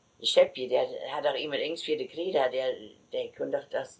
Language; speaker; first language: German; native; German